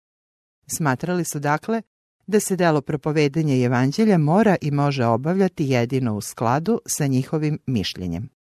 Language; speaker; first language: Serbian; native; Serbian